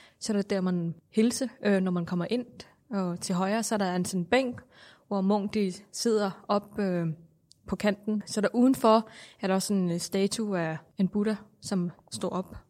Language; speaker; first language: Danish; non-native, fluent; Thai